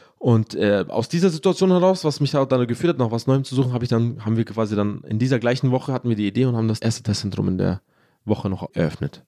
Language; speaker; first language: German; early bilingual, other home language; Arabic